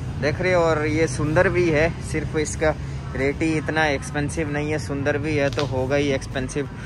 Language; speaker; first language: Hindi; native; Hindi